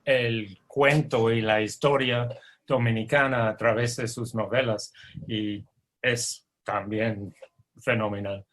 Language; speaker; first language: Spanish; non-native, fluent; English